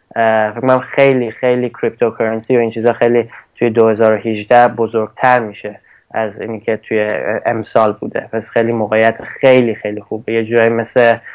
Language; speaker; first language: Persian; early bilingual, heritage; Persian